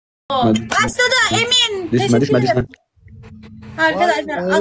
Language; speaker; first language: Turkish; native; Turkish